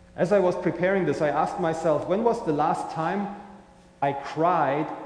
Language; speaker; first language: English; non-native, fluent; German